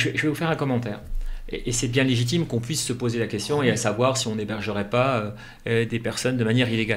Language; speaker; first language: French; native; French